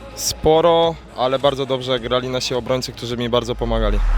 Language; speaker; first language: Polish; native; Polish